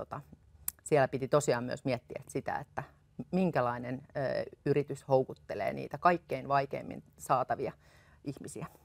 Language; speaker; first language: Finnish; native; Finnish